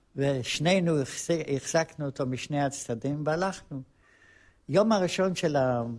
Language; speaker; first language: Hebrew; non-native, fluent; Polish